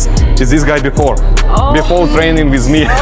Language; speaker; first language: English; non-native, learner; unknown